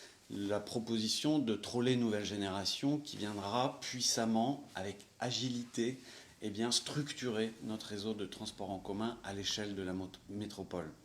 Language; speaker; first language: French; native; French